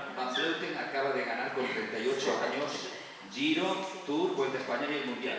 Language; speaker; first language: Spanish; native; Spanish